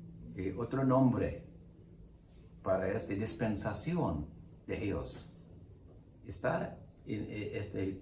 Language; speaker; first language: Spanish; non-native, learner; English